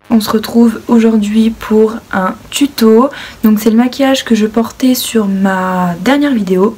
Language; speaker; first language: French; native; French